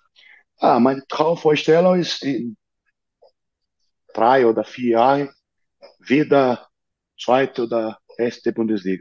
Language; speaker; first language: German; non-native, learner; Portuguese